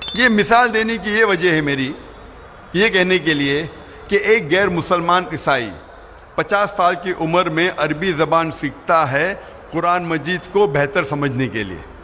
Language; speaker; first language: Urdu; non-native, local second language; Konkani